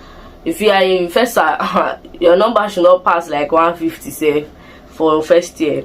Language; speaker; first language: English; non-native, local second language; Igbo